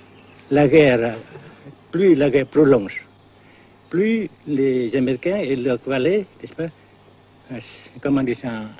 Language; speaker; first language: French; non-native, local second language; Vietnamese